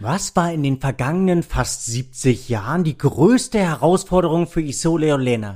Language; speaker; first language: German; native; German